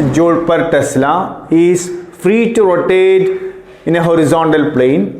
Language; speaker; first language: English; non-native, local second language; Malayalam